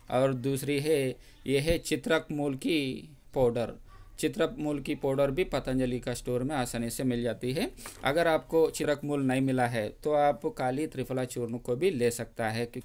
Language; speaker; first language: Hindi; non-native, local second language; Telugu